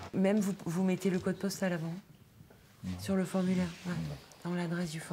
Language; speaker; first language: French; native; French